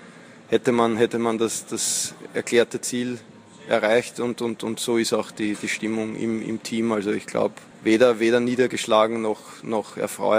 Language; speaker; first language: German; native; German